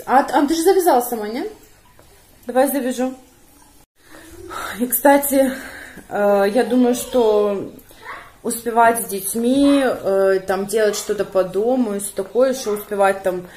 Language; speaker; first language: Russian; native; Russian